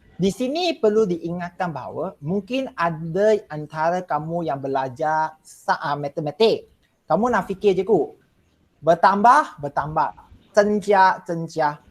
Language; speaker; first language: Malay; non-native, local second language; Chinese